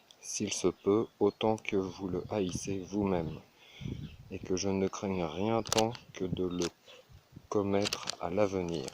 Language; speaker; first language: French; native; French